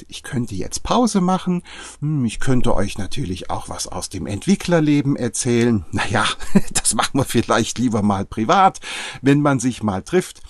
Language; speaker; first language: German; native; German